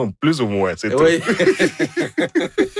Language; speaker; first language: French; non-native, fluent; Igbo